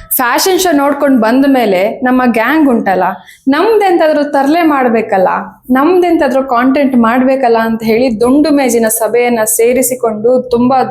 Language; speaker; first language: Kannada; non-native, local second language; Tulu